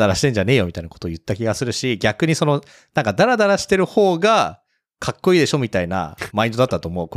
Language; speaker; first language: Japanese; native; Japanese